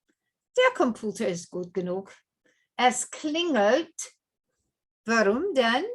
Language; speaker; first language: German; non-native, fluent; English